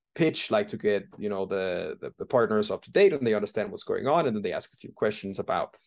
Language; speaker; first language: English; non-native, fluent; Danish